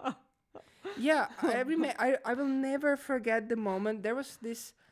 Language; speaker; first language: English; non-native, fluent; Croatian